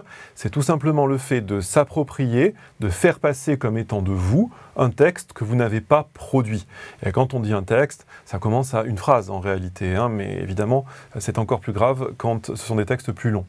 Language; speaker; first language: French; native; French